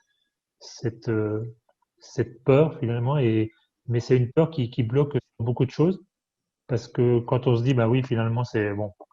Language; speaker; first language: French; native; French